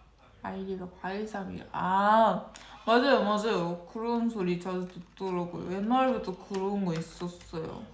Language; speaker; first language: Korean; non-native, local second language; Japanese